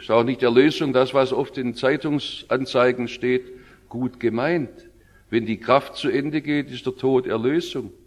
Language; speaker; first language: German; native; German